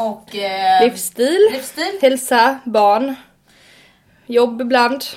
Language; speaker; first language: Swedish; native; Swedish